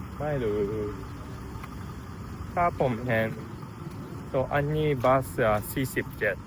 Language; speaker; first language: Thai; non-native, learner; Japanese